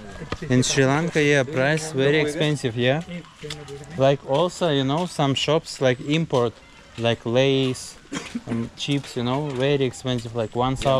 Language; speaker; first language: English; non-native, learner; Russian